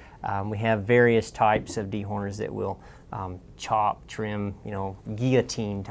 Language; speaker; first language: English; native; English